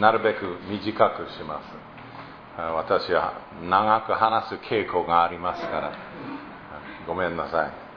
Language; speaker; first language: Japanese; non-native, fluent; English